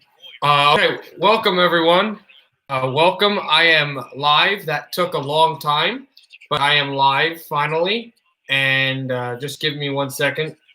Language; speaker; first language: English; native; English